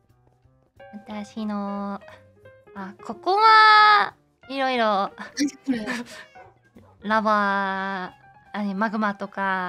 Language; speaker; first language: Japanese; non-native, learner; English